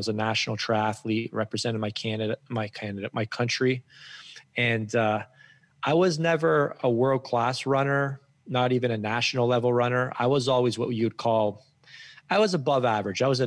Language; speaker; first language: English; native; English